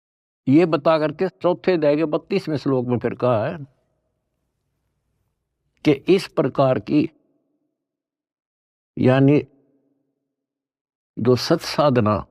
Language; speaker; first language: Hindi; native; Hindi